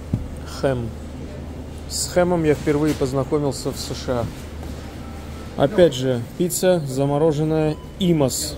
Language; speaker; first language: Russian; native; Russian